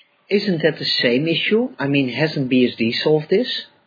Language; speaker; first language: English; non-native, fluent; Dutch